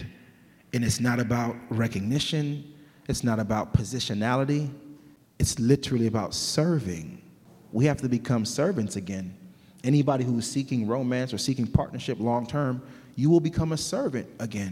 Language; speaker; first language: English; native; English